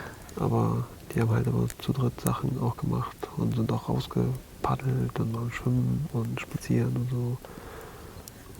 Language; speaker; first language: German; native; German